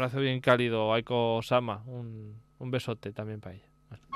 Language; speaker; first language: Spanish; native; Spanish